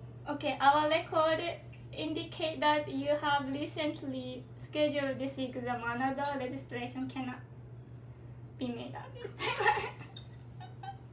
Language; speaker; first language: English; non-native, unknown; Japanese